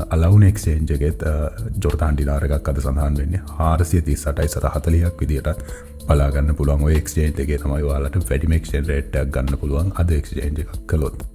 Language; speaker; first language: Sinhala; non-native, local second language; Tamil